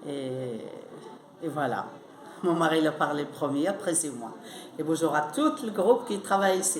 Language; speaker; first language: French; non-native, learner; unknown